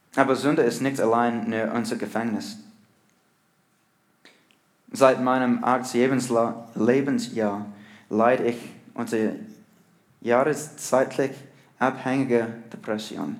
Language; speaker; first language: German; non-native, learner; English